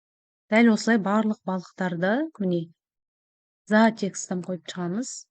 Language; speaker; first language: Kazakh; native; Kazakh